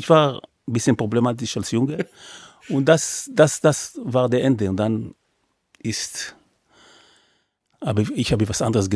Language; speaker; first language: German; non-native, fluent; Hebrew